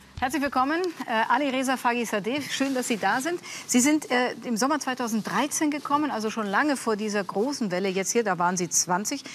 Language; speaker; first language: German; native; German